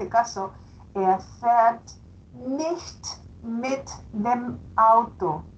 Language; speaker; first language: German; non-native, fluent; Spanish